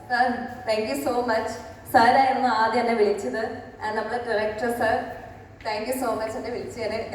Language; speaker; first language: Malayalam; early bilingual, other home language; English